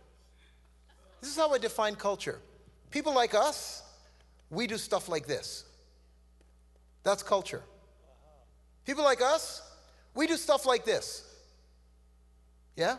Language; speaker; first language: English; native; English